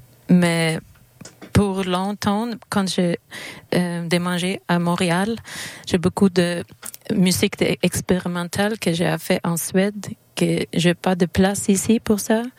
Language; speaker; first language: French; non-native, learner; Swedish